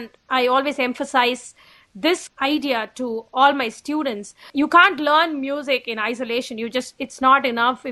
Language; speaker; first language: English; non-native, local second language; Tamil